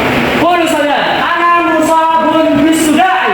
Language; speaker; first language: Arabic; non-native, fluent; Indonesian